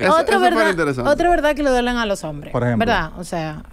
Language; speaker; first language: Spanish; native; Spanish